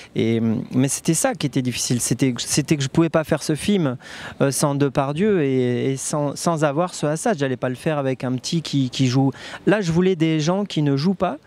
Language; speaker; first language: French; native; French